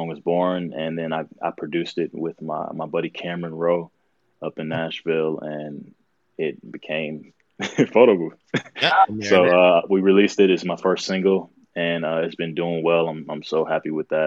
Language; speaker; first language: English; native; English